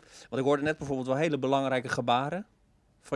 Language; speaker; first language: Dutch; native; Dutch